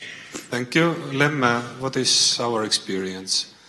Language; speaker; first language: English; non-native, learner; Estonian